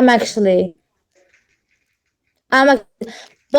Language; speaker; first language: English; non-native, learner; Turkish